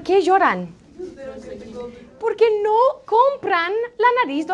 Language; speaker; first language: Spanish; non-native, fluent; English